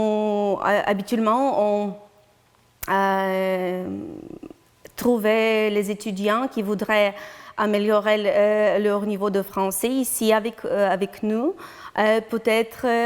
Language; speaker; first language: French; non-native, learner; Ukrainian